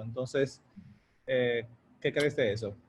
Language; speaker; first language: Spanish; native; Spanish